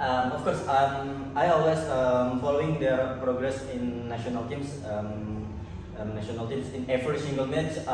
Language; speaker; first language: English; non-native, learner; Indonesian